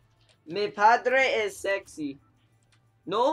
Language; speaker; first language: Spanish; non-native, learner; English